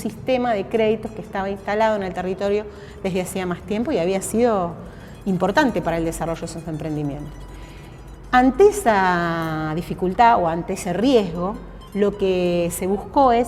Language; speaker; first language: Spanish; native; Spanish